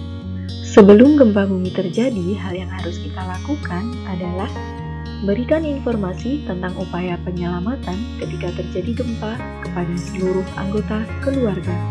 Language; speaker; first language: Indonesian; native; Indonesian